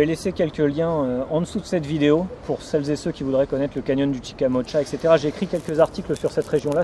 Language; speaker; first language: French; native; French